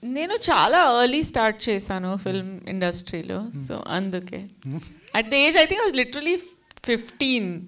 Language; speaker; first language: Telugu; non-native, learner; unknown